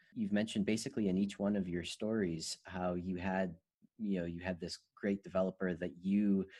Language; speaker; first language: English; non-native, fluent; French